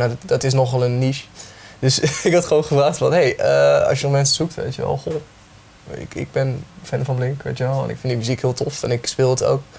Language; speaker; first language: Dutch; native; Dutch